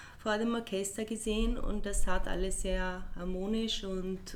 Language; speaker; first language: German; non-native, fluent; Italian